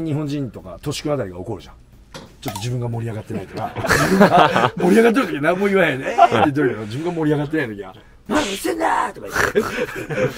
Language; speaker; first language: Japanese; native; Japanese